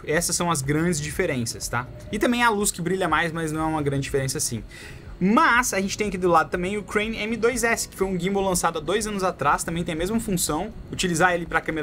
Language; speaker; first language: Portuguese; native; Portuguese